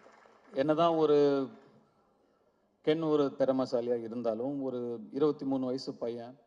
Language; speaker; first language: Tamil; native; Tamil